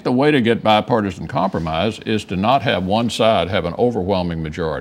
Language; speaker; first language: English; native; English